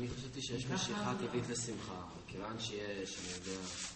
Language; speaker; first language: Hebrew; non-native, learner; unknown